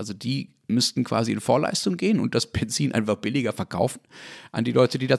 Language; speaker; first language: German; native; German